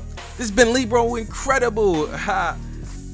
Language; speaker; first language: English; native; English